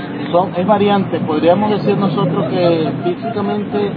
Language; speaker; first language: Spanish; native; Spanish